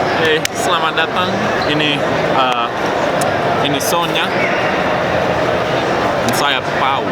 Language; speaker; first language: Indonesian; non-native, local second language; English